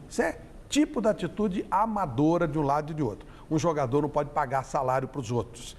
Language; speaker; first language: Portuguese; native; Portuguese